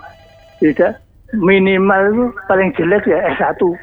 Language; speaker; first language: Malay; non-native, local second language; Javanese